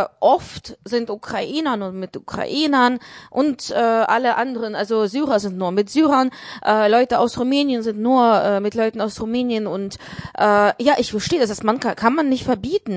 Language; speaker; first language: German; non-native, learner; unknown